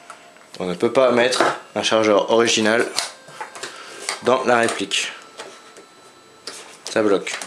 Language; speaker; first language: French; native; French